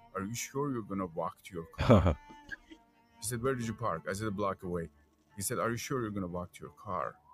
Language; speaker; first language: English; non-native, fluent; Persian